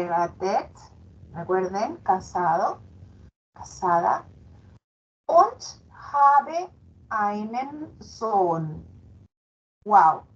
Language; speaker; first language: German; non-native, fluent; Spanish